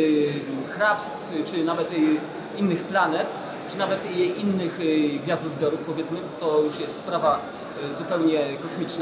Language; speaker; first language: Polish; native; Polish